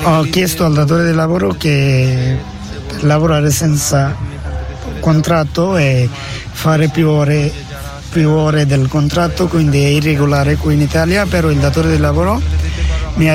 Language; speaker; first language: Italian; non-native, learner; Bangla